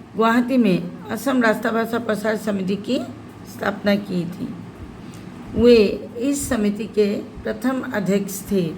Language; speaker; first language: Hindi; non-native, local second language; Assamese